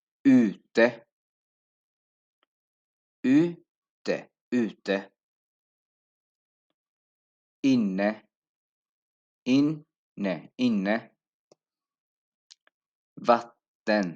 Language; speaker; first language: Swedish; non-native, fluent; Urdu